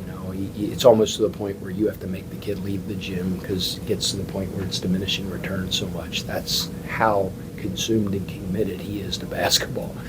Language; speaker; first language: English; native; English